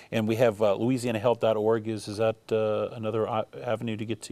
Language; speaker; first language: English; native; English